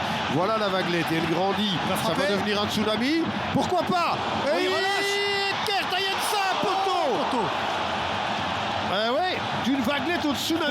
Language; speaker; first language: French; native; French